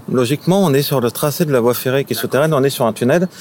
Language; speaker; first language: French; native; French